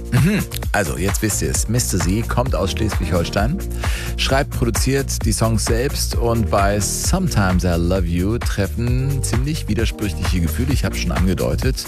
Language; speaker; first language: German; native; German